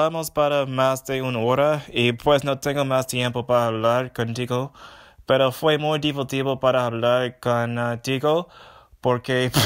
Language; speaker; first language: Spanish; non-native, learner; English